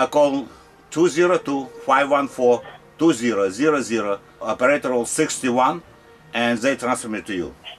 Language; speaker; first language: English; non-native, learner; Russian